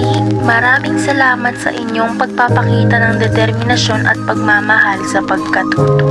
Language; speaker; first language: Filipino; native; Filipino